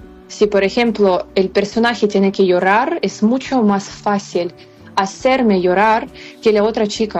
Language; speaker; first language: Spanish; non-native, fluent; Ukrainian